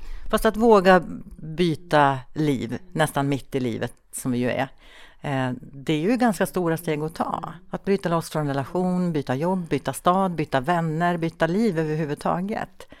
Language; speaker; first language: Swedish; native; Swedish